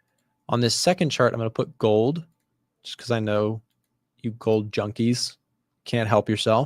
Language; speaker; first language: English; native; English